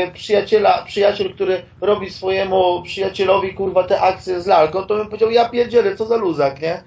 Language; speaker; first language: Polish; native; Polish